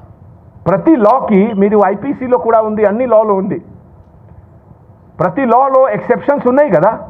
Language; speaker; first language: Telugu; non-native, local second language; Hindi